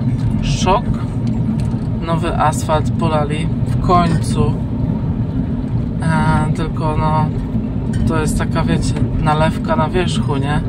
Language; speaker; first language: Polish; native; Polish